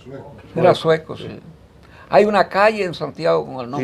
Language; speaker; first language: Spanish; native; Spanish